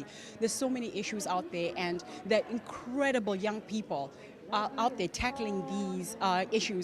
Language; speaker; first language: English; non-native, local second language; Tswana